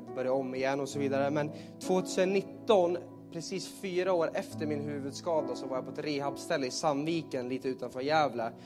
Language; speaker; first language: Swedish; native; Swedish